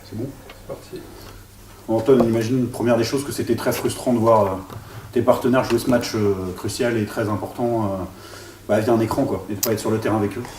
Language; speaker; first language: French; native; French